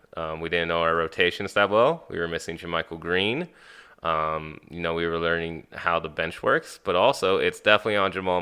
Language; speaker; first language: English; native; English